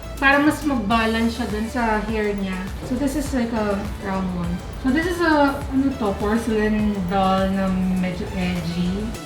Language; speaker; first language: Filipino; native; Filipino